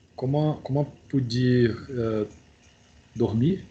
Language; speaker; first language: French; non-native, learner; Portuguese